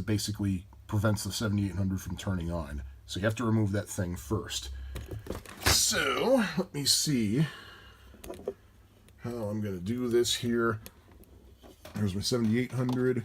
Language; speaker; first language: English; native; English